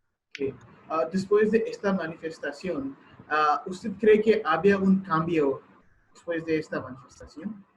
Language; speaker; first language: Spanish; non-native, learner; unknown